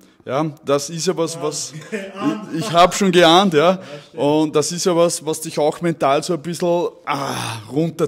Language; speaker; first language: German; native; German